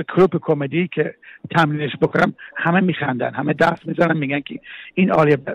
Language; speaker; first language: Persian; early bilingual, heritage; Persian